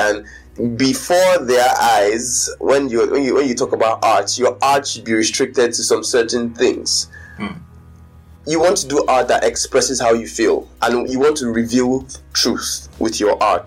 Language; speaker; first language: English; non-native, local second language; Yoruba